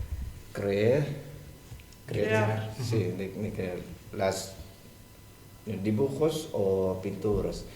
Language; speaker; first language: Spanish; non-native, learner; Thai